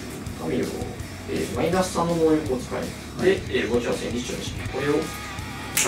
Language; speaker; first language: Japanese; native; Japanese